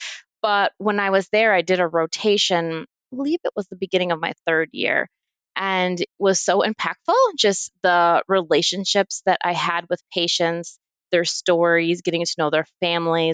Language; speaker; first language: English; native; English